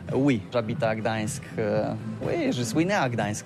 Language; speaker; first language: French; non-native, learner; Polish